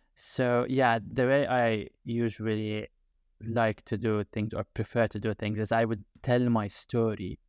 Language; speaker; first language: English; non-native, fluent; Arabic